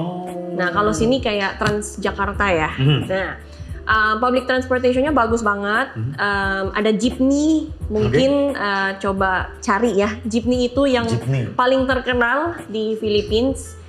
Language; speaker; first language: Indonesian; non-native, learner; Filipino